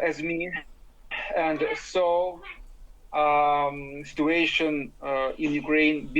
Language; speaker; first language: English; non-native, learner; Ukrainian